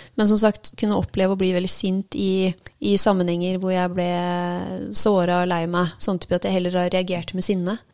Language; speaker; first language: Norwegian; native; Norwegian